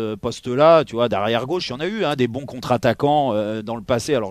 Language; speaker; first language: French; native; French